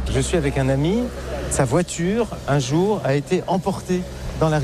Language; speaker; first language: French; native; French